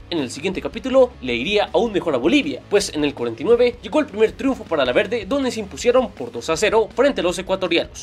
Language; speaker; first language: Spanish; native; Spanish